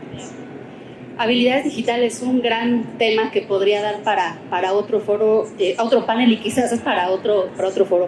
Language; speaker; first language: Spanish; native; Spanish